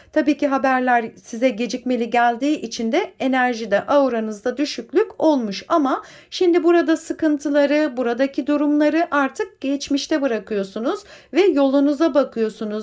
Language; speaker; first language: Turkish; native; Turkish